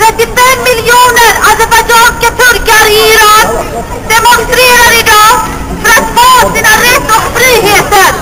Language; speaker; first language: Swedish; non-native, fluent; Azerbaijani